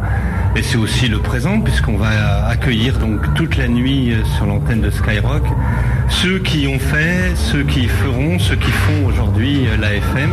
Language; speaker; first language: French; native; French